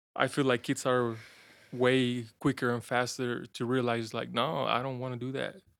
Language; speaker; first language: English; non-native, fluent; Spanish